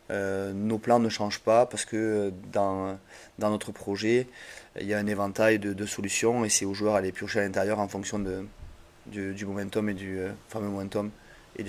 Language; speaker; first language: French; native; French